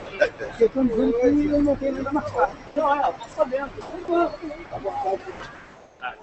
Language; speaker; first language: Portuguese; native; Portuguese